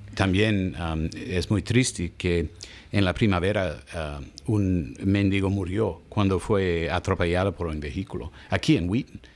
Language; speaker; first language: Spanish; non-native, learner; English